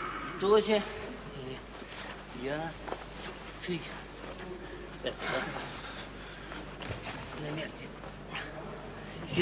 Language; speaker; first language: Russian; non-native, learner; English